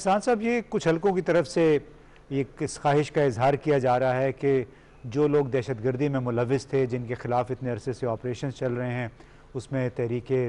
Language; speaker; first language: Urdu; native; Urdu